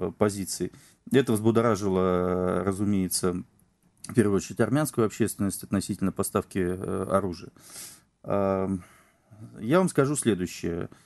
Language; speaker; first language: Russian; native; Russian